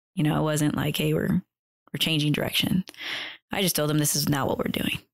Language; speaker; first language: English; native; English